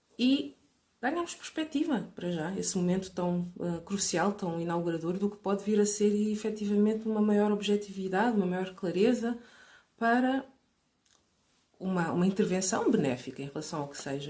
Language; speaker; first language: Portuguese; native; Portuguese